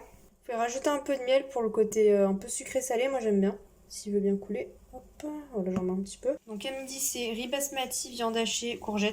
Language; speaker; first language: French; native; French